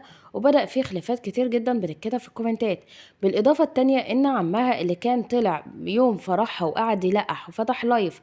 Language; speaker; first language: Arabic; native; Arabic